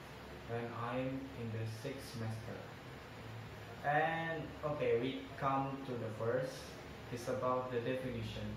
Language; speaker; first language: English; non-native, learner; Indonesian